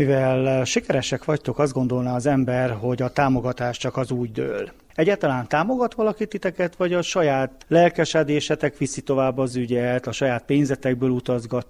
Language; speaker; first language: Hungarian; native; Hungarian